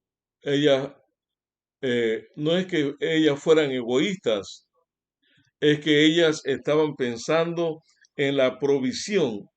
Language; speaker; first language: Spanish; native; Spanish